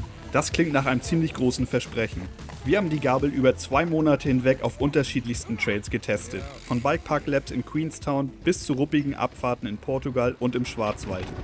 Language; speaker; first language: German; native; German